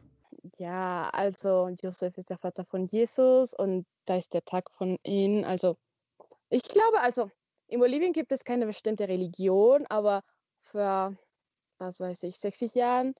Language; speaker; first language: German; non-native, learner; Spanish